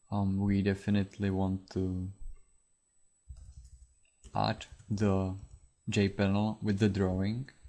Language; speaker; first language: English; non-native, fluent; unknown